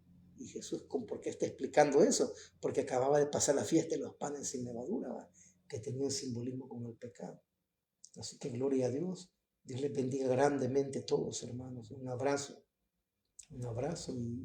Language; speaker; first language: Spanish; native; Spanish